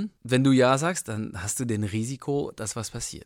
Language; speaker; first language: German; non-native, fluent; French